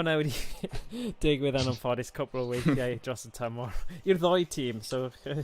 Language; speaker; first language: Welsh; non-native, local second language; English